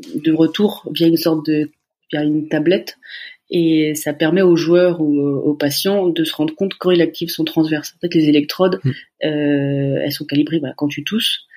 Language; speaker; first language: French; native; French